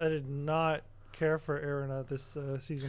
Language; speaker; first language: English; native; English